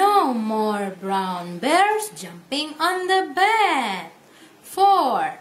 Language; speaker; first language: English; non-native, fluent; Indonesian